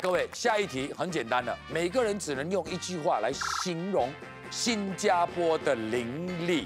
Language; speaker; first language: Chinese; native; Chinese